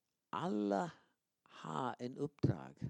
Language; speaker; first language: Swedish; non-native, fluent; English